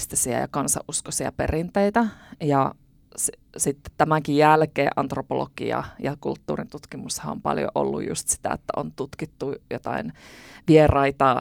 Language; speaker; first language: Finnish; native; Finnish